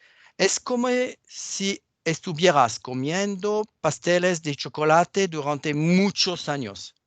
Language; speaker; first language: Spanish; non-native, fluent; French